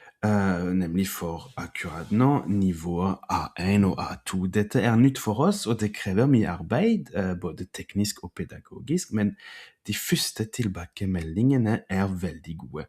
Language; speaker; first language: Norwegian; non-native, fluent; French